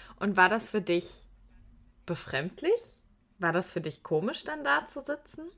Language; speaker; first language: German; early bilingual, other home language; Persian